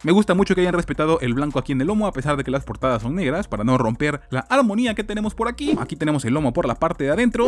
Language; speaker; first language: Spanish; native; Spanish